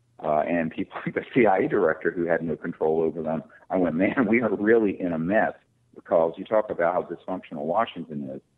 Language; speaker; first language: English; native; English